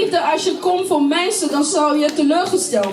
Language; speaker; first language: Dutch; non-native, learner; Lingala